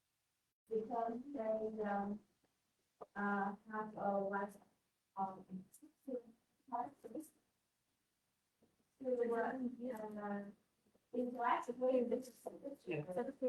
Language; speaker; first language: English; non-native, learner; Vietnamese